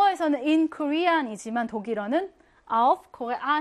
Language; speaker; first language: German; non-native, fluent; Korean